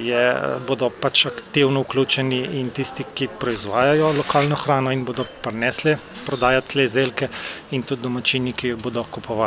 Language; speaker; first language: Slovenian; native; Slovenian